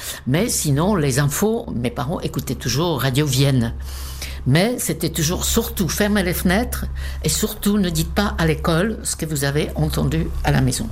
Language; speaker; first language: French; non-native, fluent; Czech